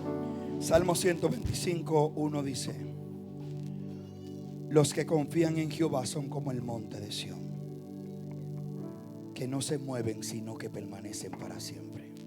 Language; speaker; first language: Spanish; native; Spanish